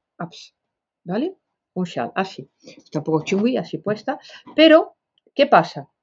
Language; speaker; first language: Spanish; non-native, fluent; Dutch